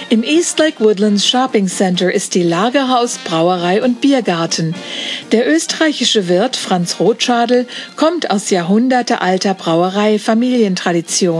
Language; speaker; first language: German; native; German